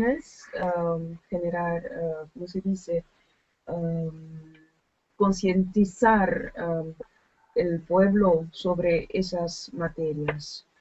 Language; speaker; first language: Spanish; non-native, learner; Dutch